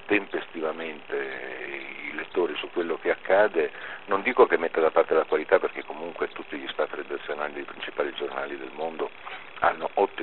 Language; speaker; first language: Italian; native; Italian